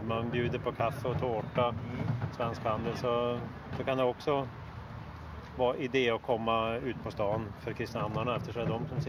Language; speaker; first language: Swedish; native; Swedish